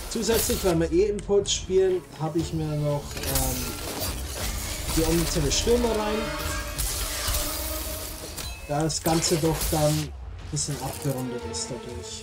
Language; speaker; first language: German; native; German